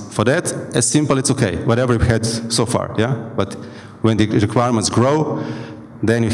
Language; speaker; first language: English; non-native, fluent; Slovenian